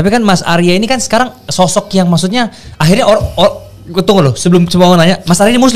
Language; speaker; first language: Indonesian; native; Indonesian